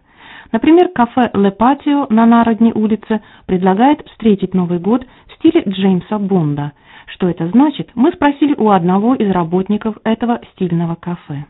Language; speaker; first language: Russian; native; Russian